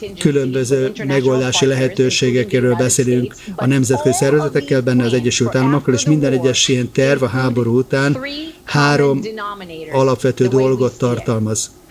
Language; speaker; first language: Hungarian; early bilingual, heritage; Hebrew